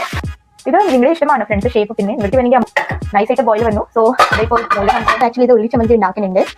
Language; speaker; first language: Malayalam; non-native, learner; Hindi